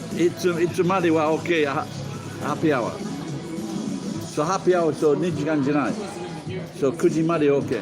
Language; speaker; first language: Japanese; non-native, learner; English